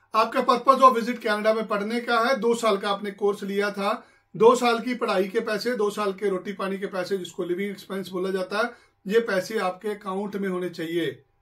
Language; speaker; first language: Hindi; non-native, local second language; Punjabi